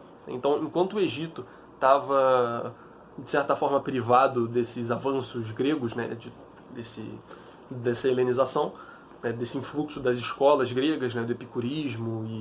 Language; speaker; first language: Portuguese; native; Portuguese